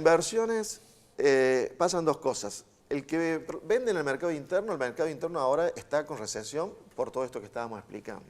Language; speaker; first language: Spanish; native; Spanish